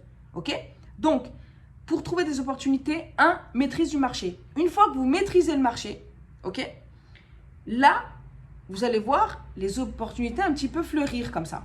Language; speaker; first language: French; native; French